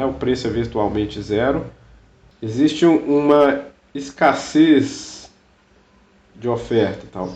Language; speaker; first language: Portuguese; native; Portuguese